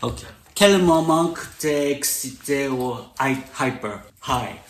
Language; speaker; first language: French; non-native, learner; Japanese